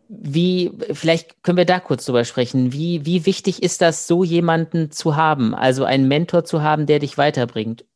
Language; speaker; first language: German; native; German